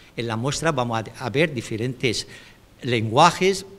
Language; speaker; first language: Spanish; non-native, fluent; Arabic